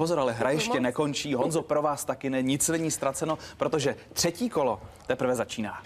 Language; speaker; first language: Czech; native; Czech